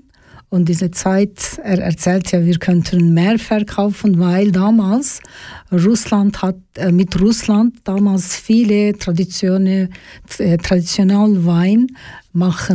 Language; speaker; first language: German; non-native, learner; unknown